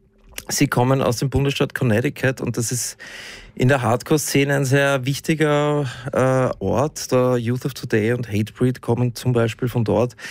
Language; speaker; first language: German; native; German